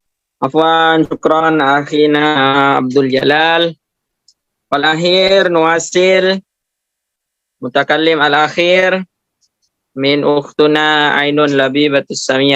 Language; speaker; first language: Arabic; non-native, learner; Indonesian